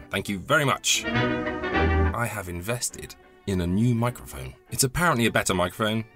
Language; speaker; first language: English; native; English